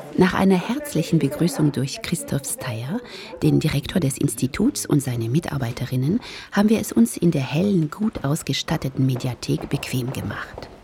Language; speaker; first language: German; non-native, fluent; French